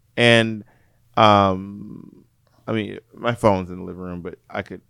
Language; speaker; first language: English; native; English